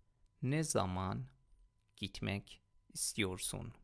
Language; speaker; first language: Turkish; non-native, fluent; Persian